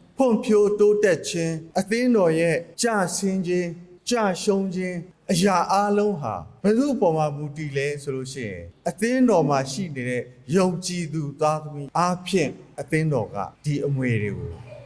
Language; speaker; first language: Burmese; non-native, local second language; Lahu